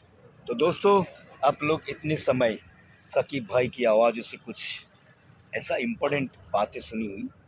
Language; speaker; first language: Hindi; non-native, local second language; Bangla